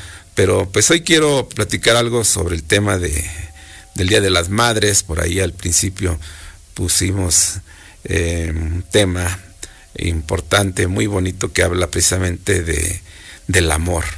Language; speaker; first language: Spanish; native; Spanish